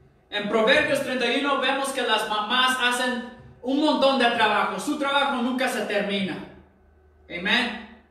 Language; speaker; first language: Spanish; early bilingual, heritage; Spanish